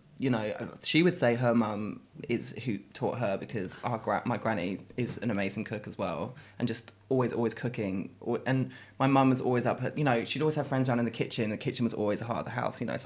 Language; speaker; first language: English; native; English